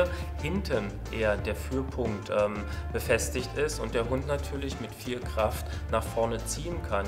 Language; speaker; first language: German; native; German